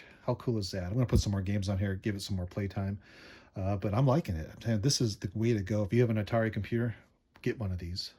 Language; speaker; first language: English; native; English